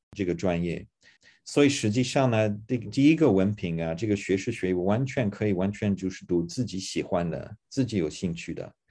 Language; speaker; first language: Chinese; non-native, fluent; English